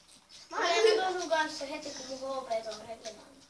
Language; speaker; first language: Finnish; native; Finnish